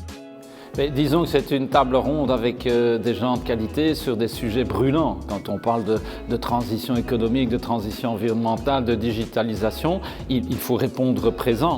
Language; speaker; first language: French; native; French